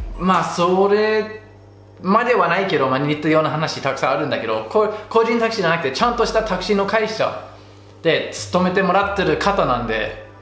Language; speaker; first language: Japanese; non-native, fluent; English